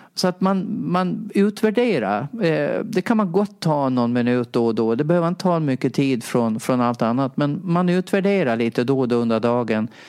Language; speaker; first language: Swedish; native; Swedish